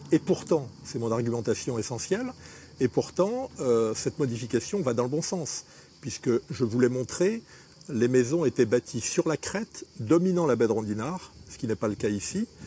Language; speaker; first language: French; native; French